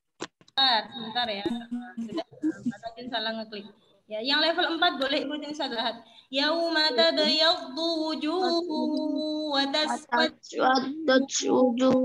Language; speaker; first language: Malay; non-native, local second language; Javanese